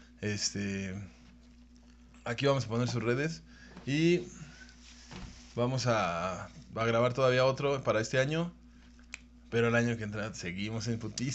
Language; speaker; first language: Spanish; native; Spanish